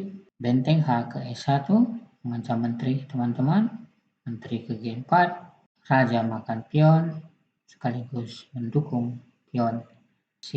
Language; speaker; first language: Indonesian; native; Indonesian